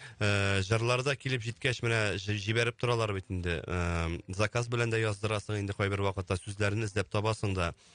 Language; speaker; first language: Tatar; native; Tatar